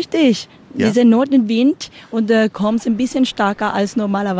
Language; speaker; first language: German; non-native, learner; Spanish